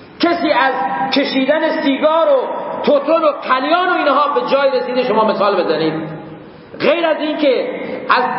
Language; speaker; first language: Persian; non-native, local second language; Baluchi